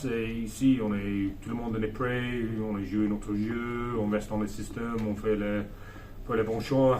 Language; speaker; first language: French; non-native, learner; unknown